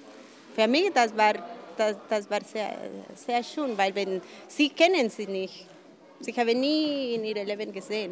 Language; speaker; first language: German; non-native, learner; Spanish